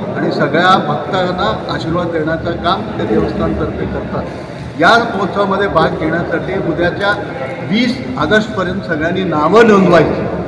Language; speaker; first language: Marathi; non-native, local second language; Telugu